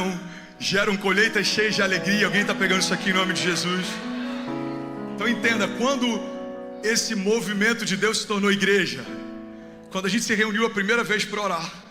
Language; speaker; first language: Portuguese; native; Portuguese